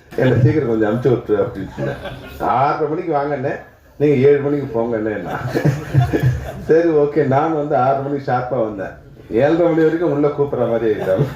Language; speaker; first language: Tamil; native; Tamil